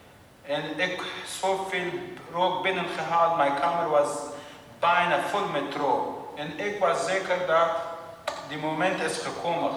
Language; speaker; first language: Dutch; non-native, learner; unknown